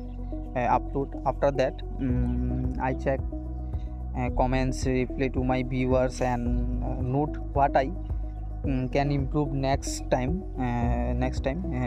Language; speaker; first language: English; non-native, learner; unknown